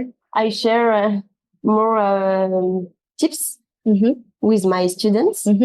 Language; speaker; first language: English; non-native, learner; French